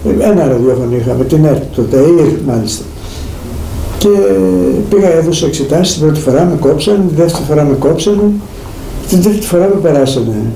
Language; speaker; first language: Greek; early bilingual, heritage; Greek